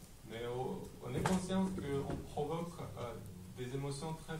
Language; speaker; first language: French; non-native, fluent; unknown